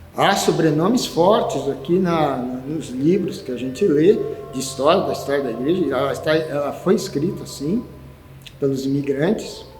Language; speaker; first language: Portuguese; native; Portuguese